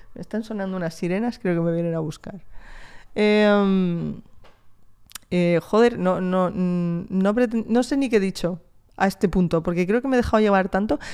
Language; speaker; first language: Spanish; early bilingual, other home language; French